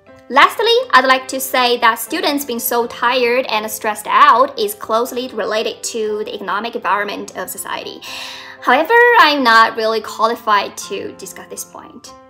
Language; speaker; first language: English; non-native, fluent; Chinese